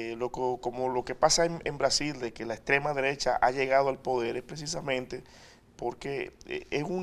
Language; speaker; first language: Spanish; native; Spanish